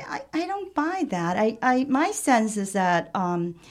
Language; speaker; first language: English; non-native, local second language; Chinese